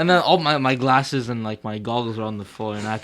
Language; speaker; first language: English; native; English